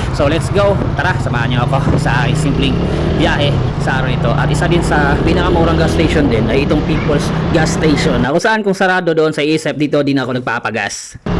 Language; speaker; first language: Filipino; non-native, local second language; Cebuano